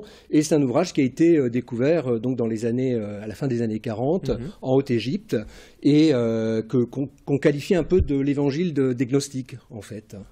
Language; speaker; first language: French; native; French